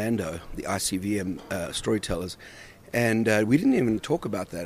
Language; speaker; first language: English; native; English